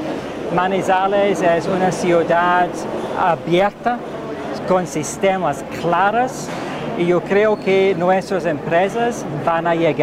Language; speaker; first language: Spanish; non-native, fluent; English